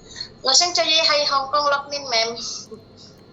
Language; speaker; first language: Cantonese; non-native, learner; Indonesian